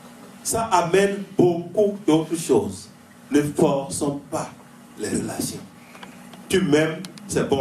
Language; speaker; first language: French; native; French